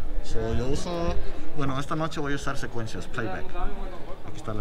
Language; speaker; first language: Spanish; early bilingual, heritage; Spanish